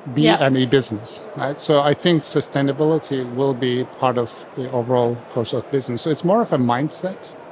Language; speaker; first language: English; non-native, fluent; Turkish